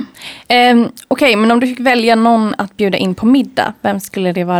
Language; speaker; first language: Swedish; native; Swedish